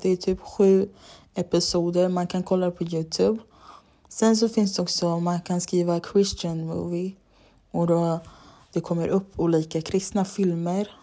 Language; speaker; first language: Swedish; early bilingual, other home language; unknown